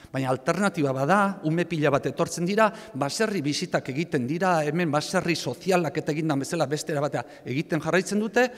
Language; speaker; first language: Basque; native; Basque